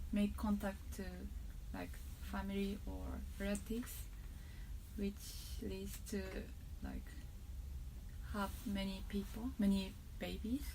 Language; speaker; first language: English; non-native, fluent; Japanese